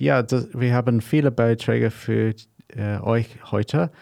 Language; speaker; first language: German; non-native, learner; English